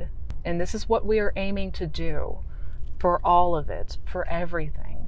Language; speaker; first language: English; native; English